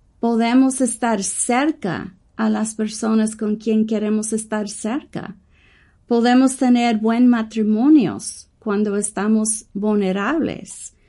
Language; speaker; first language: Spanish; non-native, learner; English